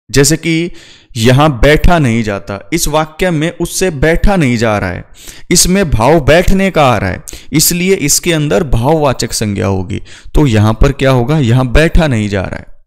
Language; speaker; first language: Hindi; native; Hindi